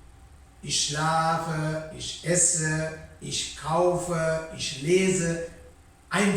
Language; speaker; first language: German; non-native, fluent; Sinhala